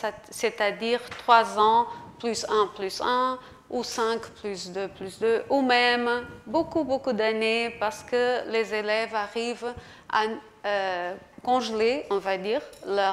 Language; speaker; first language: French; non-native, fluent; Portuguese